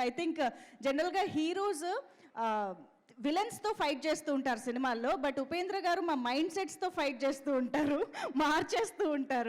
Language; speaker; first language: Telugu; native; Telugu